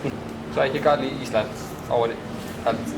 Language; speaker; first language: Danish; non-native, learner; Icelandic